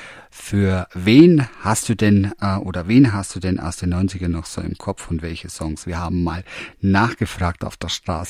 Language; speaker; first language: German; native; German